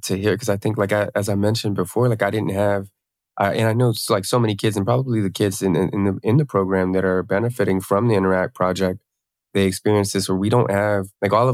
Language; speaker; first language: English; native; English